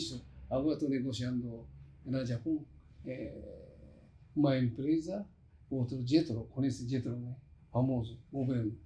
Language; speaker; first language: Portuguese; non-native, learner; Japanese